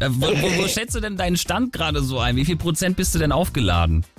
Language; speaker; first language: German; native; German